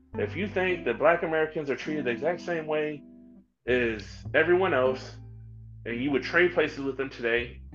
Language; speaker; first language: English; native; English